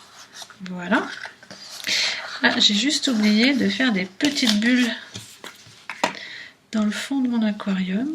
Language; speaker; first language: French; native; French